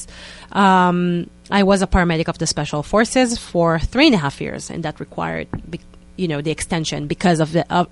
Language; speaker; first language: English; non-native, fluent; Hebrew